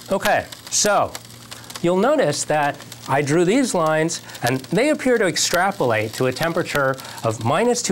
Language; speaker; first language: English; native; English